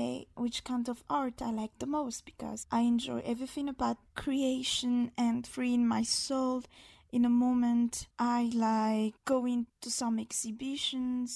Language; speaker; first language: English; non-native, fluent; Malagasy